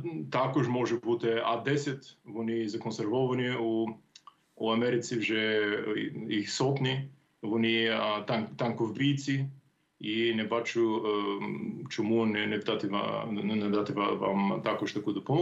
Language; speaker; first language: Ukrainian; non-native, fluent; English